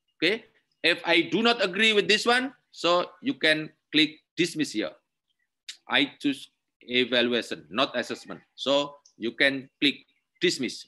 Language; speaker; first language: English; non-native, learner; Indonesian